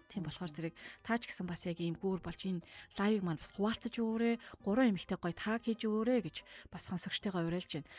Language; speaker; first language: Mongolian; native; Mongolian